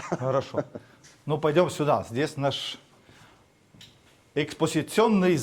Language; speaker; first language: Russian; non-native, fluent; Estonian